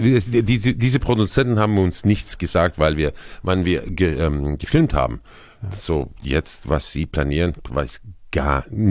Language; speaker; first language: German; non-native, fluent; Croatian